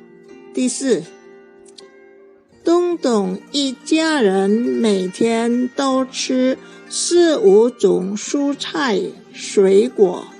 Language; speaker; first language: Chinese; non-native, fluent; Indonesian